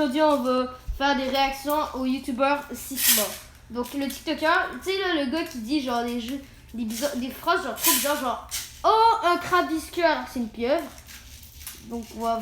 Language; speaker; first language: French; native; French